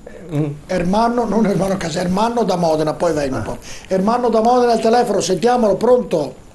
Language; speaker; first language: Italian; native; Italian